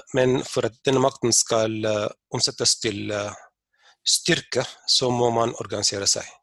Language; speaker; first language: Norwegian; non-native, fluent; Arabic